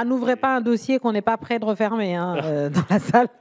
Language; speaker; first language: French; native; French